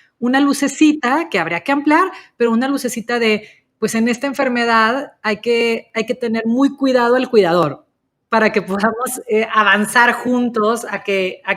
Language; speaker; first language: Spanish; native; Spanish